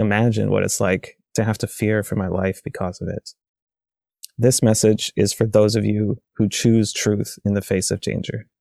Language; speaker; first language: English; native; English